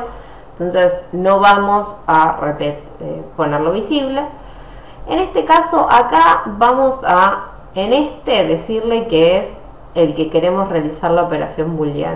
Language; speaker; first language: Spanish; native; Spanish